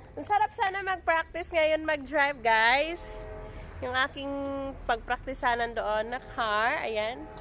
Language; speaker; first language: Filipino; native; Filipino